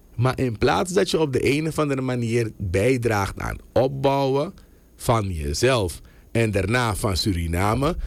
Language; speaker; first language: Dutch; native; Dutch